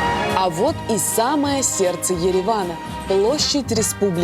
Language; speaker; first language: Russian; native; Russian